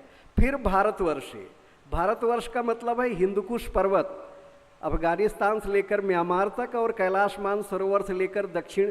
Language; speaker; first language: Hindi; native; Hindi